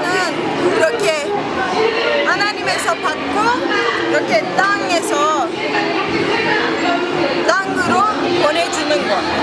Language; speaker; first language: Korean; non-native, fluent; Turkish